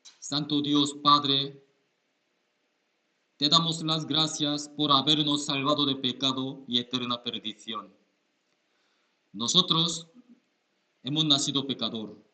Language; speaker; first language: Spanish; non-native, learner; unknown